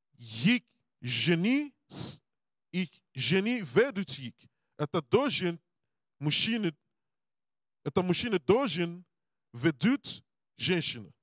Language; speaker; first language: Russian; non-native, learner; English